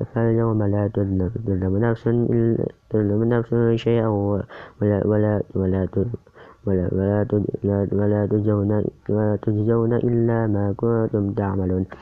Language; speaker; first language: Arabic; non-native, learner; Indonesian